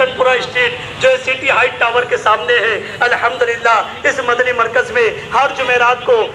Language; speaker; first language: Urdu; native; Urdu